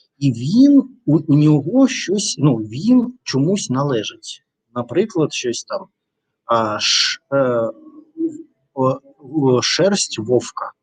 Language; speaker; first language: Ukrainian; non-native, learner; Russian